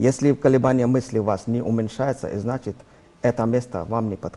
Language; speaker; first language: Russian; non-native, learner; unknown